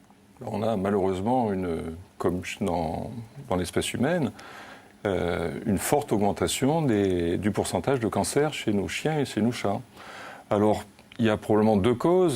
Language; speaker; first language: French; native; French